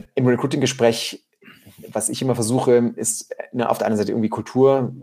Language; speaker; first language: German; native; German